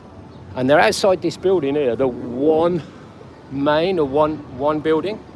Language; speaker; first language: English; native; English